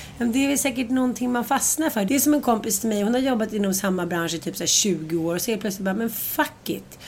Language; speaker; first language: Swedish; native; Swedish